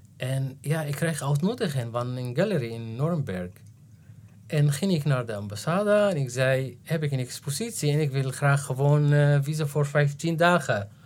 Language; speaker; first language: Dutch; non-native, learner; Arabic